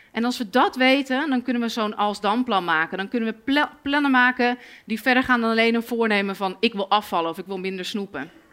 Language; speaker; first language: Dutch; native; Dutch